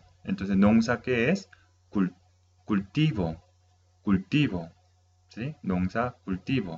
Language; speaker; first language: Spanish; non-native, fluent; Korean